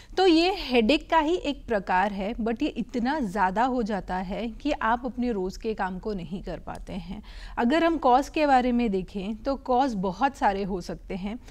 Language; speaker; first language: Hindi; native; Hindi